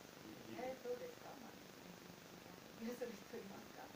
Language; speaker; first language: Japanese; non-native, fluent; Armenian